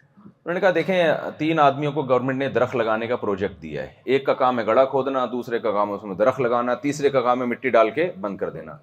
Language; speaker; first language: Urdu; native; Urdu